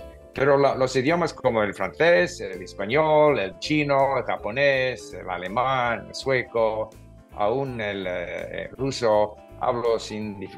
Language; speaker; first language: Spanish; non-native, fluent; English